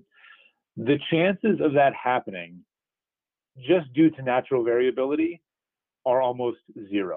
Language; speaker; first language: English; native; English